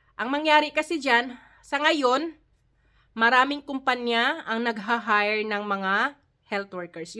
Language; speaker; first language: Filipino; non-native, local second language; Cebuano